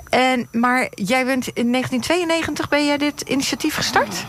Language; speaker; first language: Dutch; native; Dutch